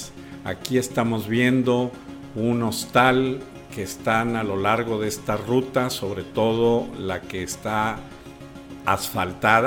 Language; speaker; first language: Spanish; native; Spanish